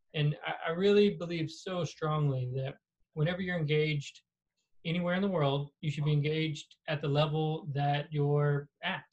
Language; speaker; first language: English; native; English